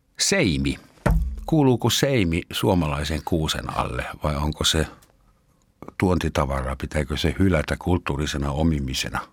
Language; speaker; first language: Finnish; non-native, fluent; German